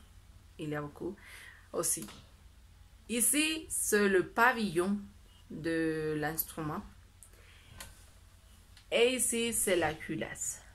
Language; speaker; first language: French; non-native, learner; Spanish